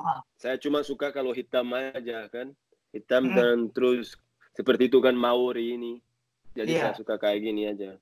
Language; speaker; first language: Indonesian; non-native, learner; Portuguese